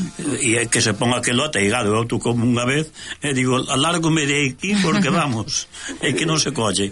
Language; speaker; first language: Galician; native; Galician